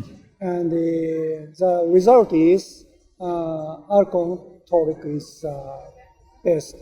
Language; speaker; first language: English; non-native, learner; Japanese